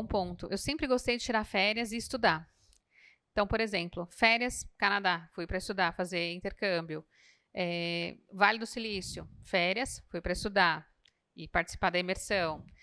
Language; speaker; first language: Portuguese; native; Portuguese